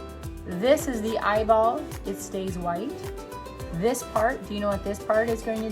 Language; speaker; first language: English; native; English